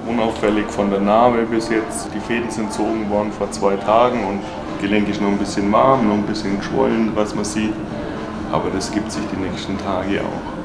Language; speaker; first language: German; native; German